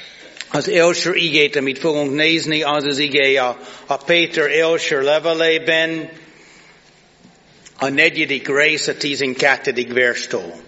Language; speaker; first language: Hungarian; non-native, fluent; English